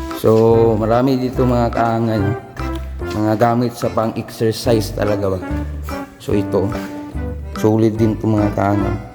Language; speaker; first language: Filipino; non-native, local second language; Cebuano